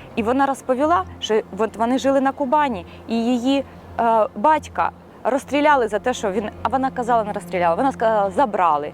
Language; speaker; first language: Ukrainian; non-native, local second language; Russian